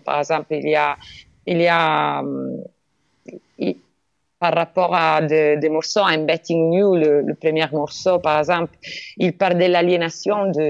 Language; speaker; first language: French; non-native, learner; Italian